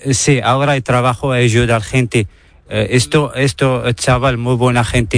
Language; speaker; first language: Spanish; non-native, learner; Arabic